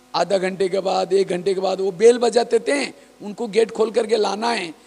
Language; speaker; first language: Hindi; non-native, local second language; Marathi